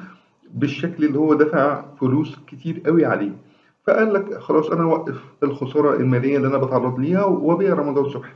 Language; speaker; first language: Arabic; native; Arabic